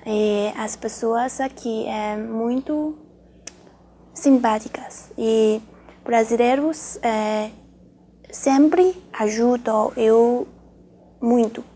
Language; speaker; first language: Portuguese; non-native, learner; Chinese